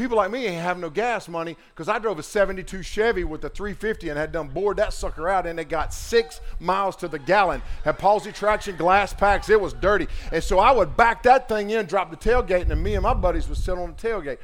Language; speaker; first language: English; native; English